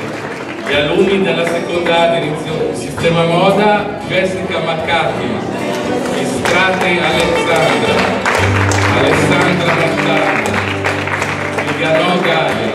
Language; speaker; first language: Italian; native; Italian